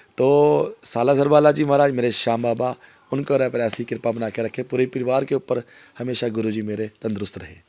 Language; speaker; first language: Hindi; non-native, local second language; Punjabi